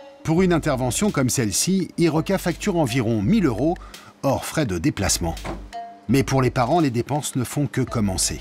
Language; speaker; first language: French; native; French